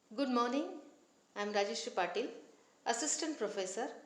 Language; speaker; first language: English; non-native, local second language; Kannada